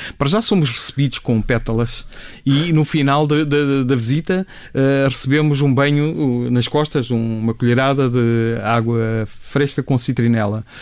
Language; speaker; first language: Portuguese; native; Portuguese